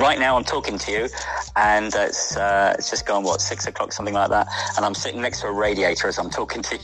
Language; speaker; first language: English; native; English